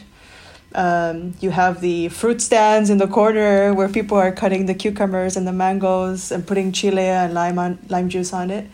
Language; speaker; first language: English; native; English